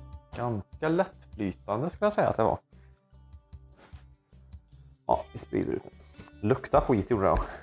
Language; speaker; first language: Swedish; native; Swedish